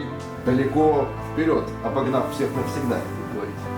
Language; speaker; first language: Russian; native; Russian